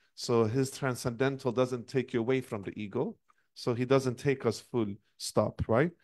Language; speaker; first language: English; non-native, fluent; Persian